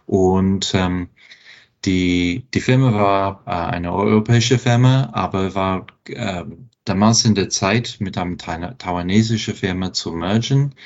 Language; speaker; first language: German; non-native, fluent; English